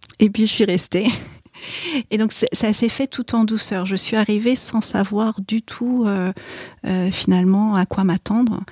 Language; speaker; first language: French; early bilingual, other home language; Chinese